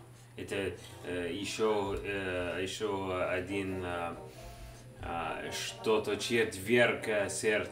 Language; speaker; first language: Russian; non-native, learner; English